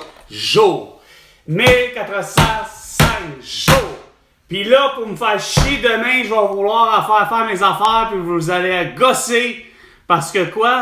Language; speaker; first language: French; native; French